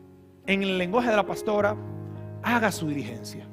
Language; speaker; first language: Spanish; native; Spanish